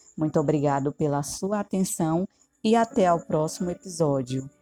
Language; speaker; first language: Portuguese; native; Portuguese